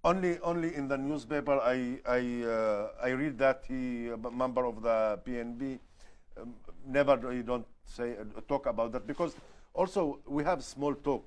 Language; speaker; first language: English; non-native, learner; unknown